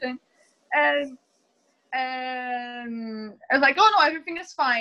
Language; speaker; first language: English; non-native, fluent; Portuguese